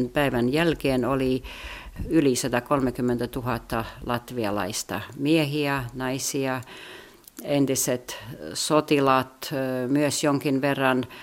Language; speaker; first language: Finnish; non-native, fluent; Latvian